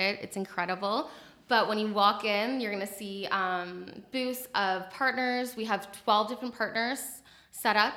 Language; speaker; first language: English; native; English